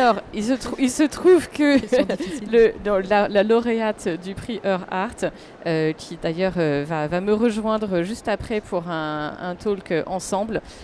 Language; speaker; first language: French; native; French